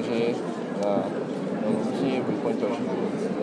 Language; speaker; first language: Russian; non-native, learner; Japanese